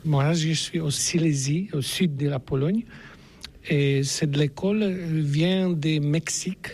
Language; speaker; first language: French; non-native, learner; Polish